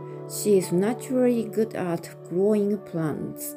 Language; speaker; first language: English; non-native, fluent; Japanese